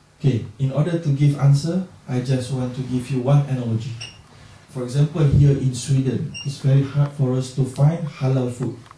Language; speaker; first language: English; non-native, local second language; Malay